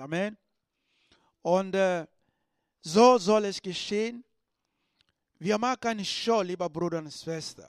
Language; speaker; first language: German; non-native, learner; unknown